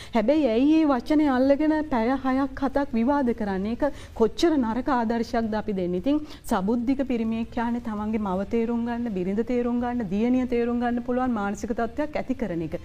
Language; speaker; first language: Sinhala; native; Sinhala